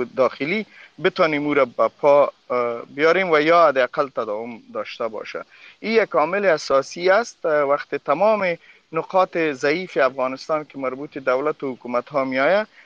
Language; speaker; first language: Persian; non-native, local second language; Pashto